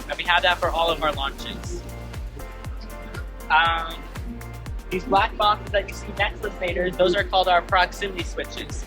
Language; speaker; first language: English; native; English